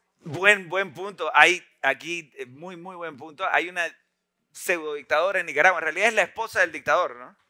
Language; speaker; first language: Spanish; native; Spanish